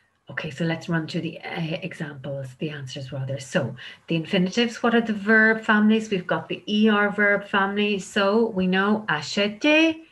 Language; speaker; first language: English; native; English